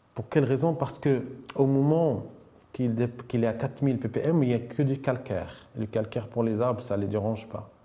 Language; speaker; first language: French; non-native, local second language; Arabic